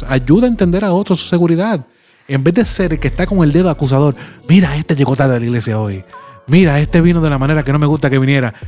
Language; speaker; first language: Spanish; native; Spanish